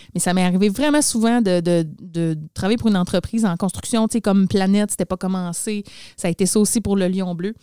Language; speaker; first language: French; native; French